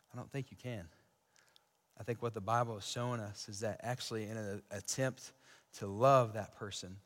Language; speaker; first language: English; native; English